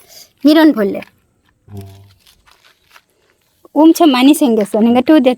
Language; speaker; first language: Korean; non-native, learner; Bangla